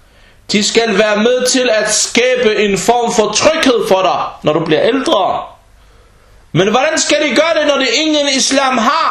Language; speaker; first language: Danish; early bilingual, other home language; Arabic